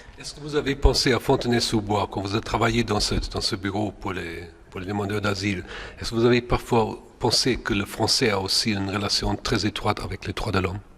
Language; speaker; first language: French; non-native, fluent; German